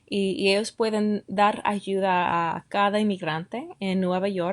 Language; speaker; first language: Spanish; non-native, fluent; English